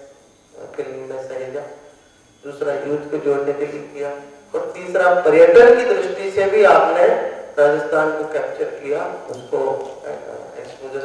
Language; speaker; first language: Hindi; native; Hindi